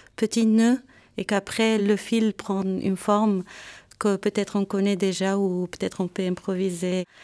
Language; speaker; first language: French; non-native, local second language; Armenian